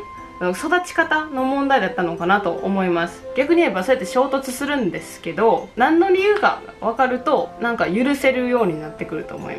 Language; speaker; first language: Japanese; native; Japanese